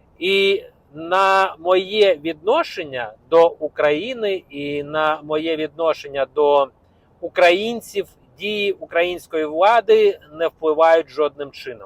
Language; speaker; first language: Ukrainian; non-native, local second language; Russian